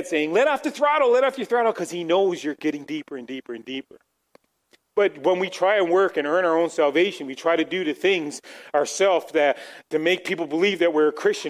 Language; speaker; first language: English; native; English